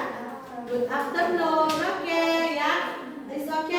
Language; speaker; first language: English; non-native, learner; Indonesian